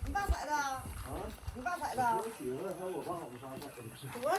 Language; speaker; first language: Chinese; native; Chinese